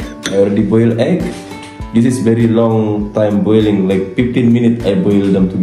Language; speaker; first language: English; non-native, fluent; Indonesian